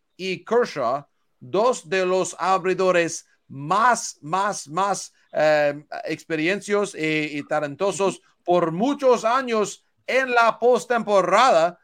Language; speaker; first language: Spanish; non-native, learner; English